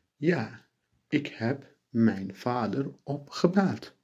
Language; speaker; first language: Dutch; non-native, fluent; Turkish